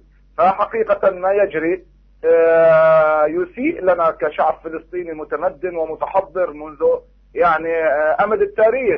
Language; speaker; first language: Arabic; native; Arabic